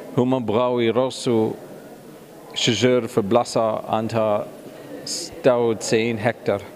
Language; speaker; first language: Arabic; non-native, fluent; English